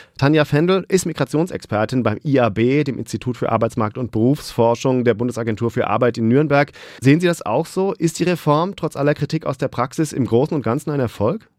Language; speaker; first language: German; native; German